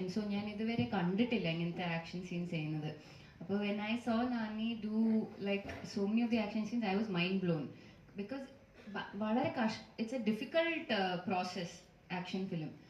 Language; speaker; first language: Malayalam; early bilingual, heritage; Malayalam